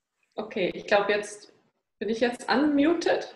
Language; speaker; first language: German; native; German